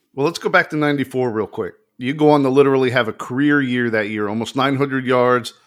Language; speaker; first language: English; native; English